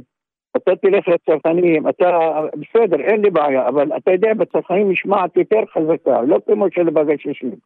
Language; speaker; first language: Hebrew; non-native, local second language; Arabic